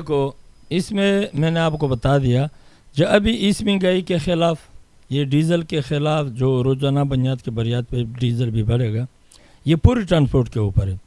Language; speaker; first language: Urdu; non-native, local second language; Pashto